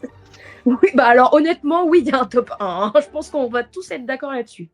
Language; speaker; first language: French; native; French